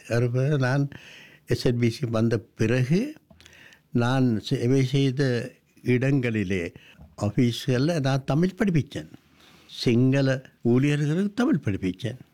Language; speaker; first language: Tamil; non-native, local second language; Sinhala